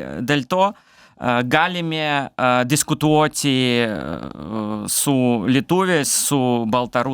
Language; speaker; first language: Lithuanian; non-native, learner; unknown